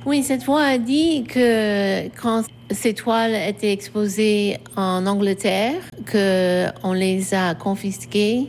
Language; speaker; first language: French; non-native, fluent; English